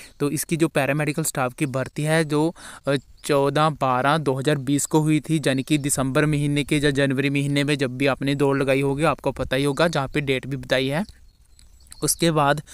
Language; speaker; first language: Hindi; non-native, local second language; Punjabi